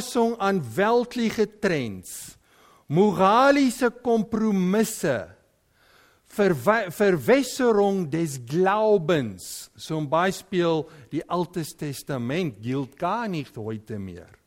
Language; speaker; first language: German; non-native, fluent; Dutch